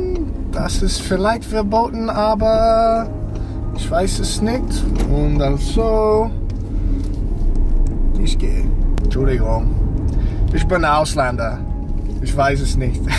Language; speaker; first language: German; non-native, learner; English